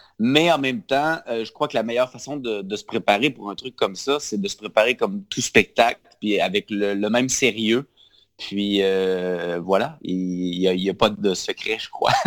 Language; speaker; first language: French; native; French